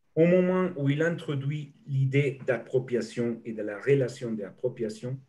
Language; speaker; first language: French; non-native, fluent; Spanish